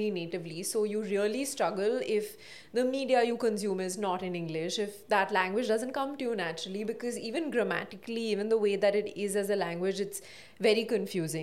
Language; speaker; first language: English; non-native, local second language; Hindi